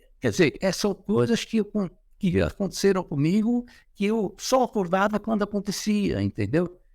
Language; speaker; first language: Portuguese; native; Portuguese